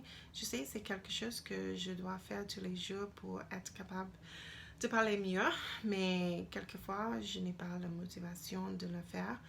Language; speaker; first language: French; non-native, learner; English